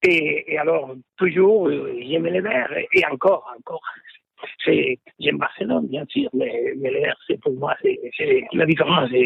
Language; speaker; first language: French; non-native, fluent; Spanish